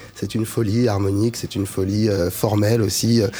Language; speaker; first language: French; native; French